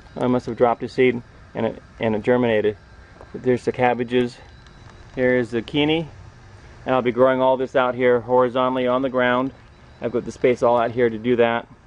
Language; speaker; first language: English; native; English